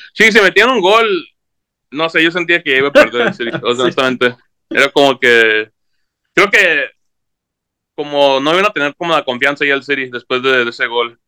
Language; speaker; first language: Spanish; early bilingual, heritage; Spanish